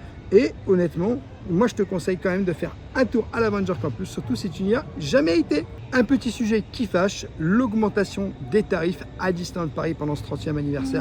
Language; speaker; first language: French; native; French